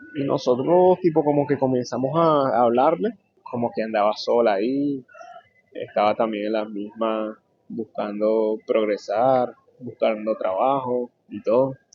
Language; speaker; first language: Spanish; native; Spanish